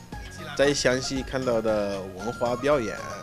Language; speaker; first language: Chinese; non-native, fluent; Arabic